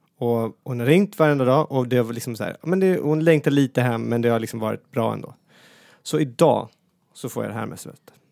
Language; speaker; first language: Swedish; native; Swedish